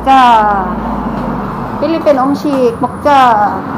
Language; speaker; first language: Korean; non-native, learner; Filipino